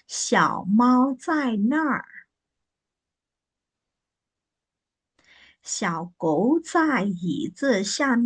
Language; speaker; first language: Chinese; non-native, fluent; Burmese